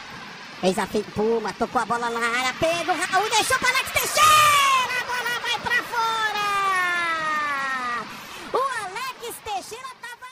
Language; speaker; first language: Portuguese; native; Portuguese